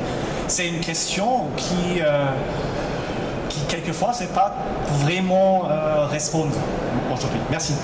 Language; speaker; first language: French; non-native, local second language; German